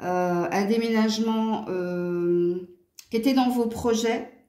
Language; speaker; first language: French; native; French